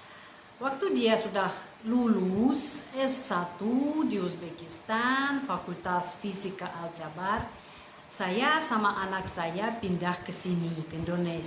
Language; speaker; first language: Indonesian; non-native, fluent; Russian